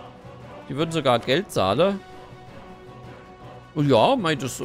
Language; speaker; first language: German; native; German